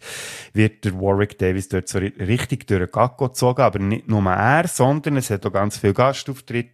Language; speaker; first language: German; native; German